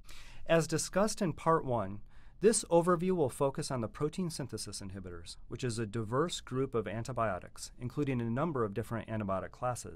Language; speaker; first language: English; native; English